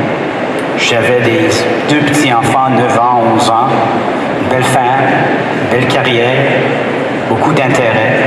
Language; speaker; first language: French; non-native, fluent; English